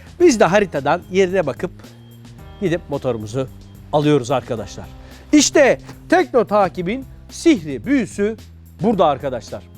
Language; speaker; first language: Turkish; native; Turkish